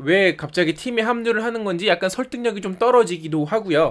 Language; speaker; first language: Korean; native; Korean